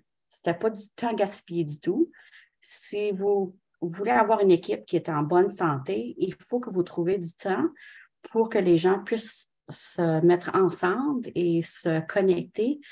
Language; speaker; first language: French; non-native, local second language; English